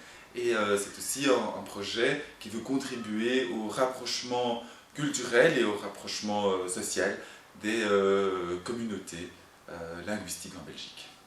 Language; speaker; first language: French; native; French